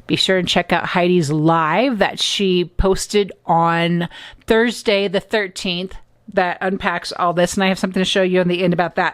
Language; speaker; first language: English; native; English